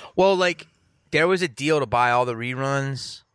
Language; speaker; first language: English; native; English